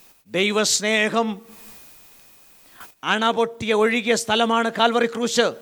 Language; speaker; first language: English; non-native, local second language; Malayalam